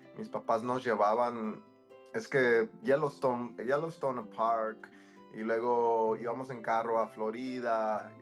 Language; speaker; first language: Spanish; early bilingual, heritage; Spanish